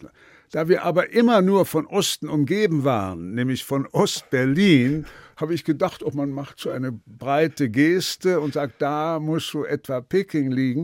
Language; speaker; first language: German; native; German